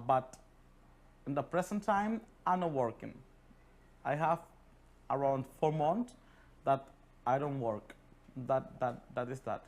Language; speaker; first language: English; non-native, learner; Spanish